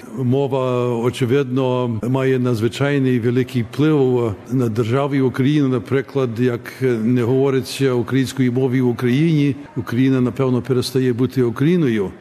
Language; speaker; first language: Ukrainian; early bilingual, heritage; Ukrainian